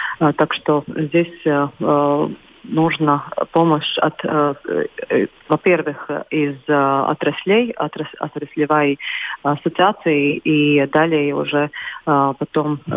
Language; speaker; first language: Russian; non-native, local second language; Latvian